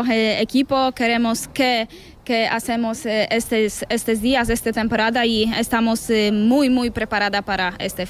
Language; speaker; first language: Spanish; non-native, learner; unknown